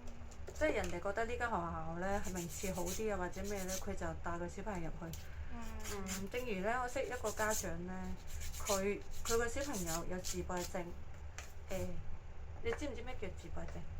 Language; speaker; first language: Cantonese; native; Cantonese